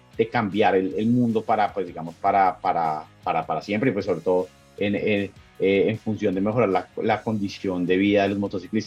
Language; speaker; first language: Spanish; native; Spanish